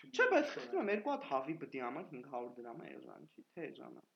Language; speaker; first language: Armenian; native; Armenian